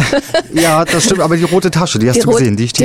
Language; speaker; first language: German; native; German